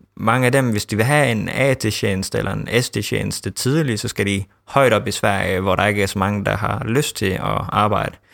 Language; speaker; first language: Danish; early bilingual, heritage; Danish